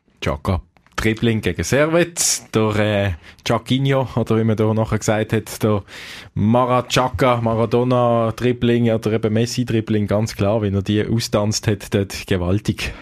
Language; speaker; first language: German; native; German